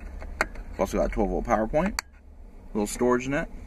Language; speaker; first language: English; native; English